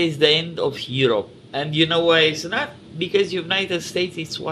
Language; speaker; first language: English; non-native, fluent; Romanian